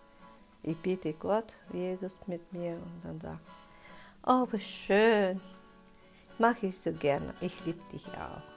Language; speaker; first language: German; non-native, learner; Russian